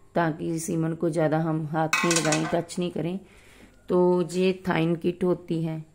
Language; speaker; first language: Hindi; non-native, local second language; Punjabi